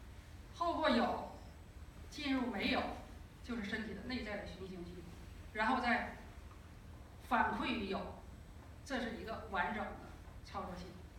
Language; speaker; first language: Chinese; native; Chinese